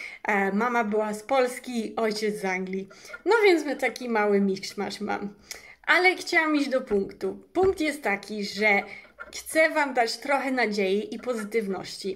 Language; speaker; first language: Polish; early bilingual, heritage; English